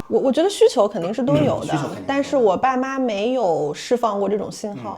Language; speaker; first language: Chinese; native; Chinese